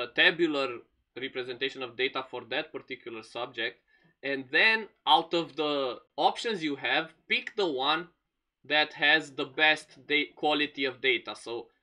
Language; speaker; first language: English; non-native, fluent; Romanian